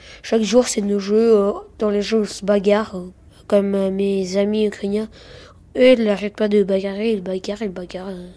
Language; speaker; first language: French; early bilingual, other home language; Ukrainian